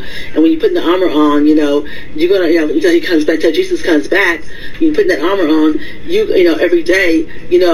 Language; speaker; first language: English; native; English